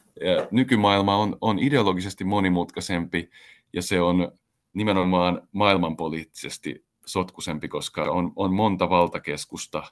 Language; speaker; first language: Finnish; native; Finnish